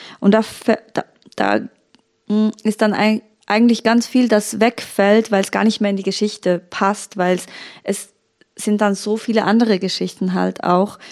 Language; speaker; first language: German; early bilingual, other home language; Turkish